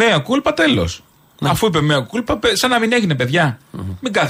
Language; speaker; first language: Greek; native; Greek